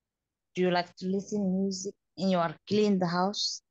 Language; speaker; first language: English; non-native, learner; Somali